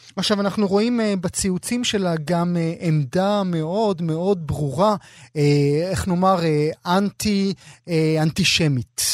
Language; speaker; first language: Hebrew; native; Hebrew